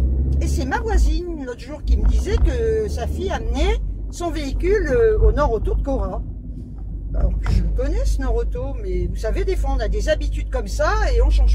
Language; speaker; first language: French; native; French